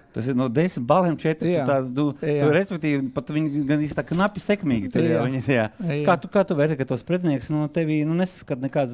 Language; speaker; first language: Latvian; native; Latvian